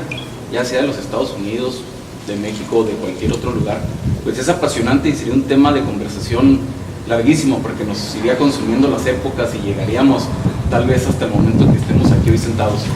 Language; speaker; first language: Spanish; native; Spanish